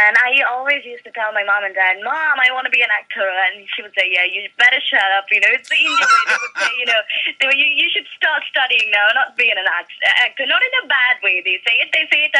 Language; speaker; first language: English; non-native, local second language; Malayalam